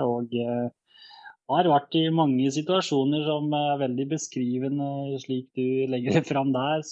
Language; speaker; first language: Norwegian; early bilingual, other home language; Bosnian